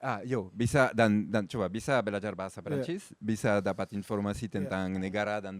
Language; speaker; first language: Indonesian; non-native, fluent; French